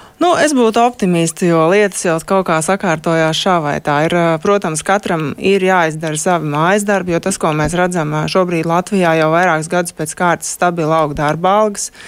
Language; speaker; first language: Latvian; native; Latvian